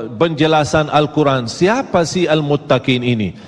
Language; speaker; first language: Malay; native; Malay